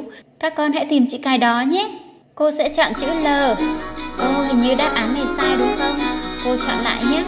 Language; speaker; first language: Vietnamese; native; Vietnamese